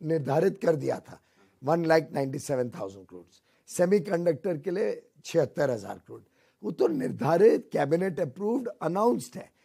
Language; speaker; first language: Hindi; native; Hindi